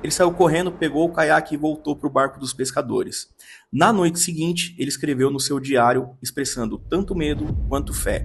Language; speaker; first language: Portuguese; native; Portuguese